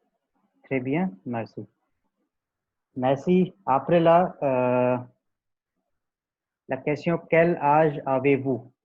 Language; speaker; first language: French; non-native, learner; Hindi